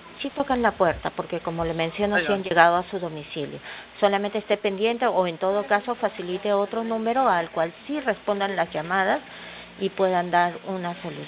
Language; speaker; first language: Spanish; native; Spanish